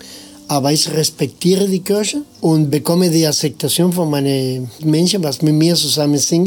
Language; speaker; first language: German; non-native, fluent; Spanish